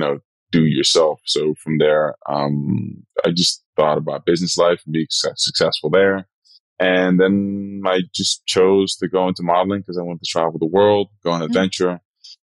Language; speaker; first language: English; non-native, fluent; Dutch